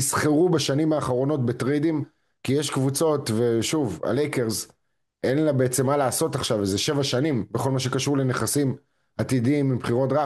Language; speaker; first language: Hebrew; native; Hebrew